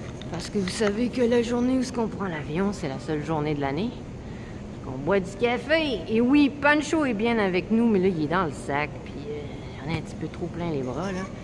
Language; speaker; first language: French; native; French